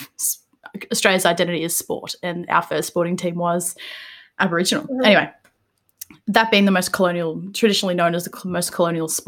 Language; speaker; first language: English; native; English